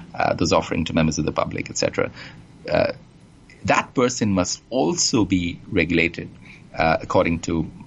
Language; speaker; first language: English; non-native, local second language; Bangla